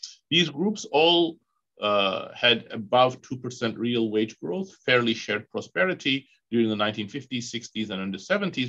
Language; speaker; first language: English; non-native, fluent; Turkish